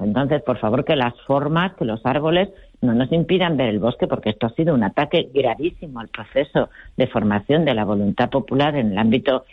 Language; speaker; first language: Spanish; native; Spanish